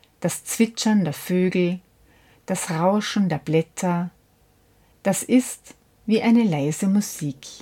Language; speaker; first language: German; non-native, learner; Korean